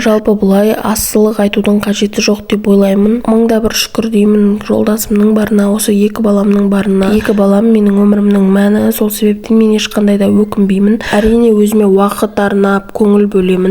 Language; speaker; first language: Kazakh; native; Kazakh